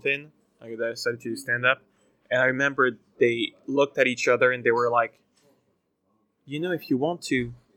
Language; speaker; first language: English; non-native, fluent; French